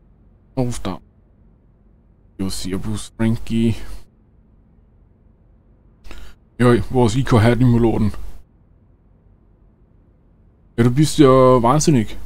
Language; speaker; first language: German; native; German